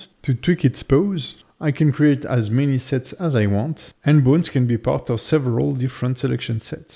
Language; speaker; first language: English; non-native, fluent; French